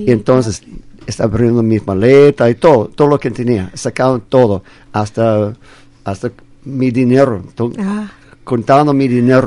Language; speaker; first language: Spanish; non-native, fluent; English